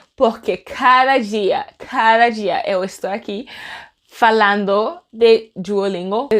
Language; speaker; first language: Portuguese; non-native, learner; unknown